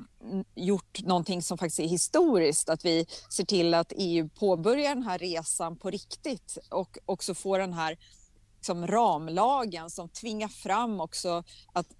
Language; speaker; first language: Swedish; native; Swedish